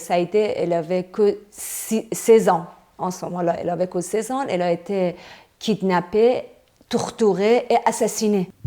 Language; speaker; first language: French; non-native, fluent; Persian